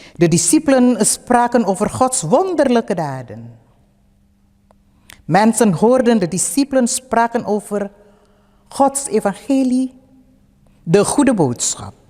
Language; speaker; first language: Dutch; early bilingual, other home language; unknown